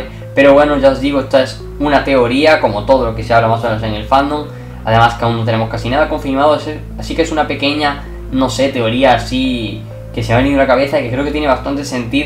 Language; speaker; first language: Spanish; native; Spanish